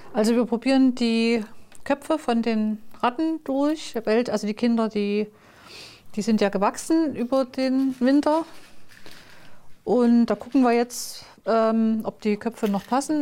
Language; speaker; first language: German; native; German